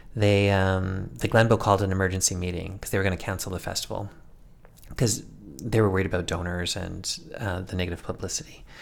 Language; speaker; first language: English; native; English